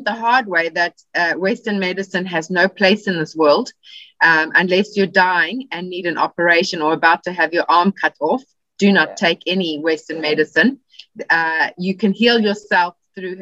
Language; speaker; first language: English; native; English